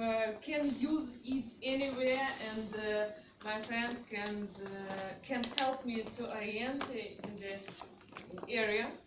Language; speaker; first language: English; non-native, learner; Russian